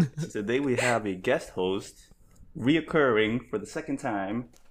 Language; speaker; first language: English; native; English